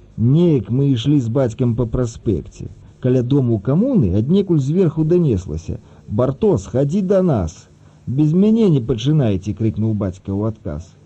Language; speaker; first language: Belarusian; early bilingual, other home language; Russian